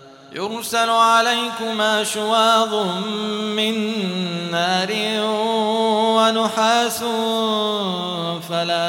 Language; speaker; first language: Arabic; native; Arabic